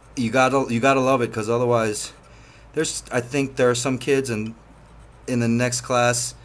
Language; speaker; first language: English; native; English